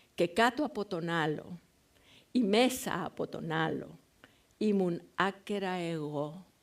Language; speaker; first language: Greek; non-native, fluent; Spanish